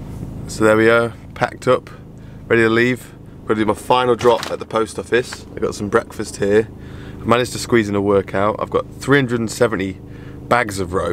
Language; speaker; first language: English; native; English